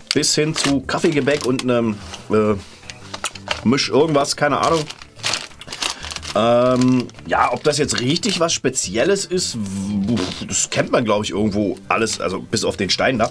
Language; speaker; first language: German; native; German